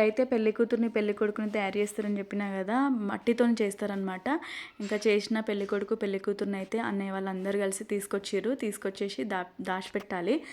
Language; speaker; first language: Telugu; non-native, local second language; Lambadi